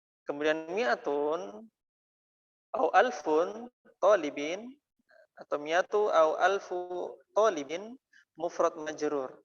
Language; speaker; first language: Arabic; non-native, fluent; Indonesian